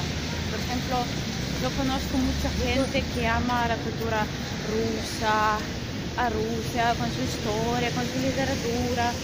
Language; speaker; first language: Spanish; non-native, fluent; Russian